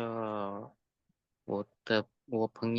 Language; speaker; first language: Chinese; non-native, learner; Indonesian